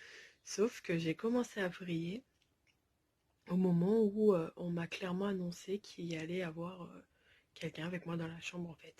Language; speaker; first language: French; native; French